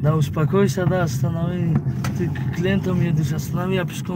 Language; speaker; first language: Russian; non-native, local second language; Tajik